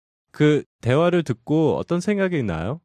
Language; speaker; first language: Korean; non-native, learner; English